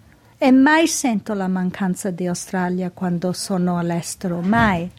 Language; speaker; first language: Italian; early bilingual, heritage; Italian